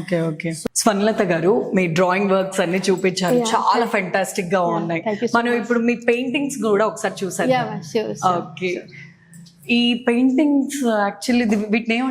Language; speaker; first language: Telugu; native; Telugu